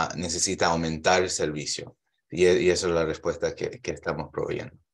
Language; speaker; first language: Spanish; early bilingual, heritage; Spanish